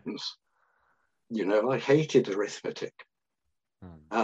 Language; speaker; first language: English; native; English